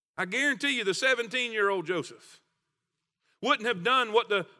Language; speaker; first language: English; native; English